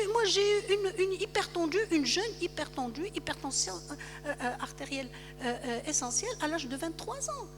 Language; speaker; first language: French; non-native, local second language; Arabic